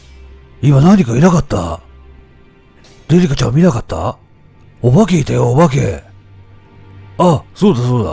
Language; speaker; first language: Japanese; native; Japanese